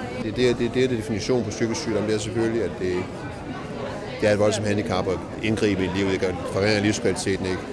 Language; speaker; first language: Danish; native; Danish